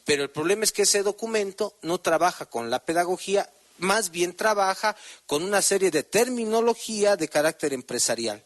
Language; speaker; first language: Spanish; native; Spanish